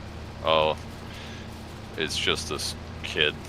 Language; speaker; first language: English; native; English